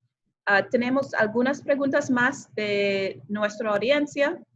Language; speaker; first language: Spanish; non-native, fluent; English